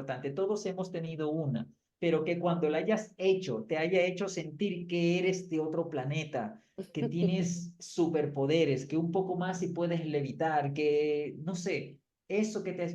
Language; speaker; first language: Spanish; native; Spanish